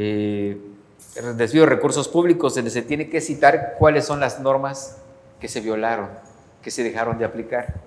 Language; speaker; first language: Spanish; native; Spanish